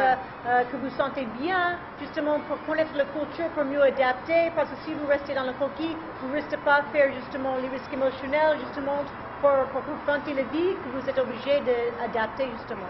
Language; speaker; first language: French; non-native, fluent; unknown